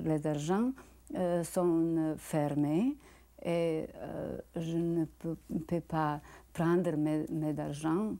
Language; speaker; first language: French; non-native, learner; Bosnian